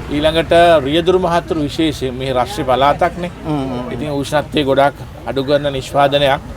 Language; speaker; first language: Sinhala; native; Sinhala